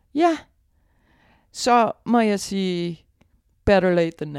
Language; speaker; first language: Danish; non-native, fluent; English